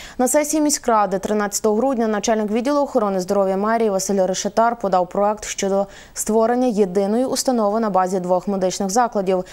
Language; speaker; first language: Ukrainian; native; Ukrainian